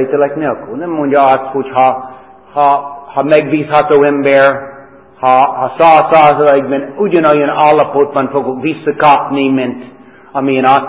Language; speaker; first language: Hungarian; non-native, fluent; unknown